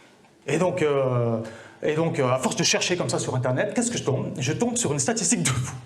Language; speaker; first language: French; native; French